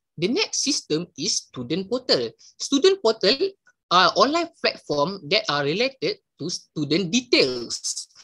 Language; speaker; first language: English; non-native, local second language; Malay